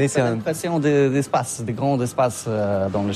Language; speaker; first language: French; non-native, learner; Polish